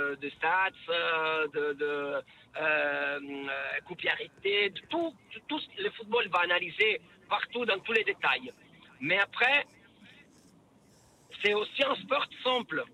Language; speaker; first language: French; non-native, fluent; Italian